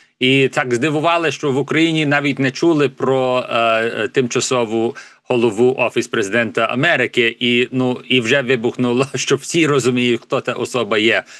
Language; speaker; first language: Ukrainian; early bilingual, heritage; English